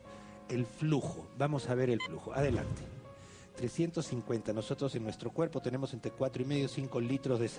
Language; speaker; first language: Spanish; native; Spanish